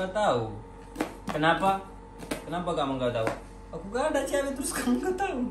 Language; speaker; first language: Indonesian; non-native, learner; Urdu